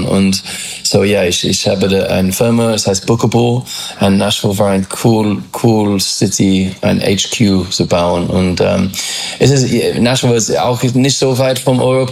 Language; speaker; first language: German; non-native, fluent; English